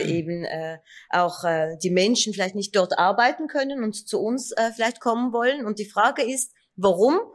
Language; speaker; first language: German; early bilingual, other home language; Kurdish